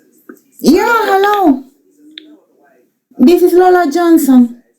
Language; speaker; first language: English; non-native, fluent; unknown